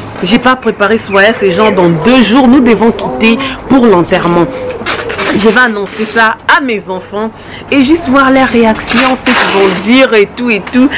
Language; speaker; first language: French; non-native, local second language; Lingala